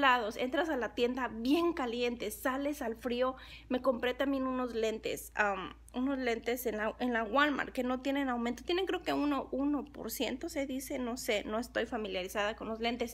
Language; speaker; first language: Spanish; native; Spanish